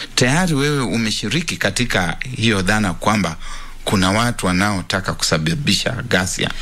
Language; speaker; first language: Swahili; non-native, local second language; Luyia